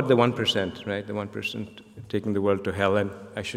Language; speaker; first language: English; non-native, local second language; Bangla